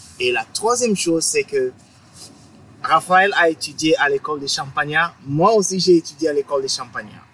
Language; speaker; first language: French; non-native, local second language; Swahili